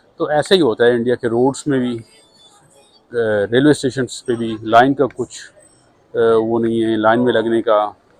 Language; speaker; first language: Hindi; non-native, fluent; Punjabi